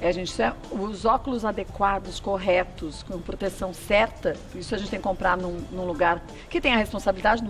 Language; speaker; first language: Portuguese; native; Portuguese